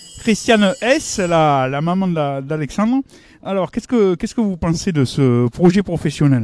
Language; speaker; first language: French; native; French